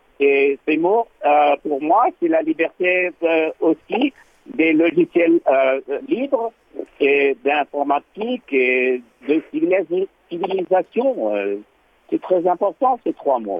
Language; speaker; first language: French; non-native, learner; English